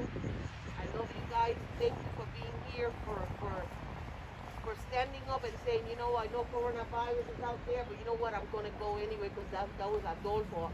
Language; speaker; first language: English; early bilingual, other home language; Spanish